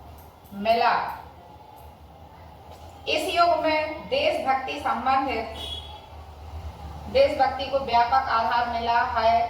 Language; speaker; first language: Hindi; native; Hindi